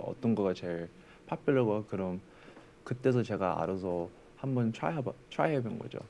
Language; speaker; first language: Korean; early bilingual, heritage; English